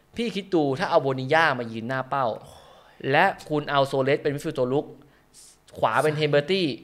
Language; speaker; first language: Thai; native; Thai